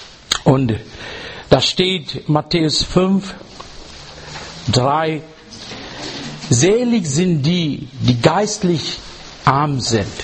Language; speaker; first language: German; non-native, learner; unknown